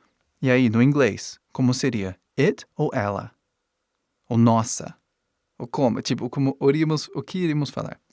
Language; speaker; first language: Portuguese; non-native, fluent; English